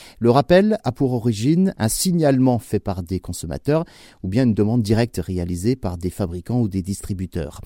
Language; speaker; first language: French; native; French